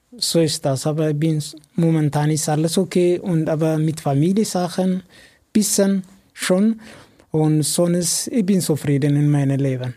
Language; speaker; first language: German; non-native, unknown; Amharic